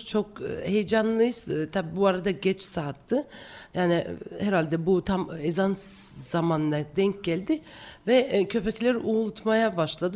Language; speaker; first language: Turkish; non-native, fluent; Georgian